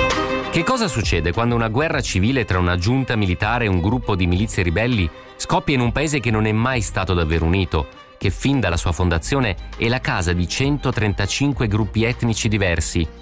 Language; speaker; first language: Italian; native; Italian